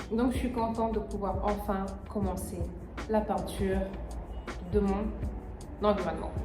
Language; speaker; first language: French; non-native, local second language; Wolof